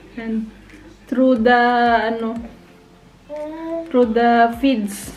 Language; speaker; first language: English; non-native, learner; Filipino